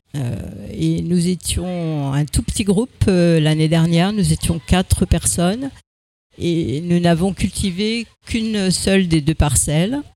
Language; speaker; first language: French; native; French